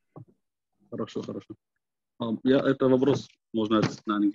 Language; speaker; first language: Russian; non-native, learner; Arabic